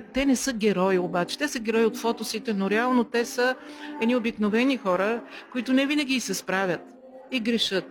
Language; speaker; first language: Bulgarian; native; Bulgarian